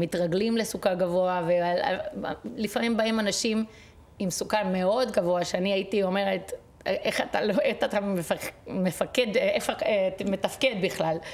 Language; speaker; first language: Hebrew; non-native, fluent; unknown